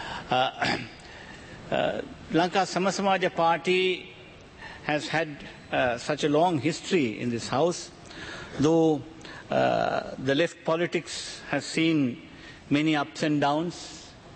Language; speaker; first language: English; non-native, local second language; Tamil